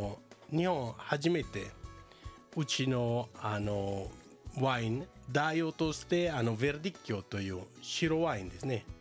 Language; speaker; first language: Japanese; non-native, fluent; Italian